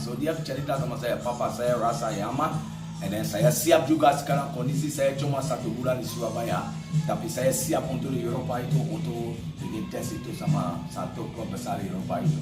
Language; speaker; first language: Indonesian; non-native, fluent; English